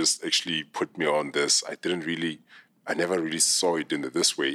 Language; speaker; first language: English; non-native, local second language; Southern Sotho